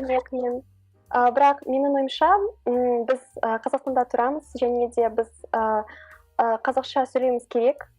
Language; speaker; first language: Kazakh; non-native, local second language; Russian